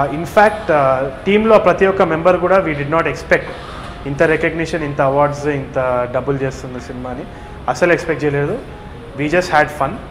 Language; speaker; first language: Telugu; native; Telugu